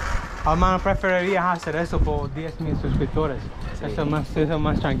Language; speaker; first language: Spanish; non-native, learner; English